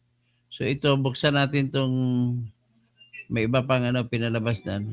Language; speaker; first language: Filipino; native; Filipino